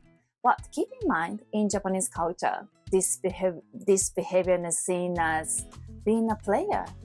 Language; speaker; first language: English; non-native, fluent; Japanese